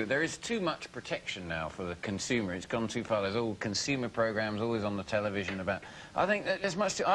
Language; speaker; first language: English; native; English